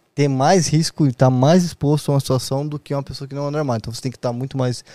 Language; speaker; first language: Portuguese; native; Portuguese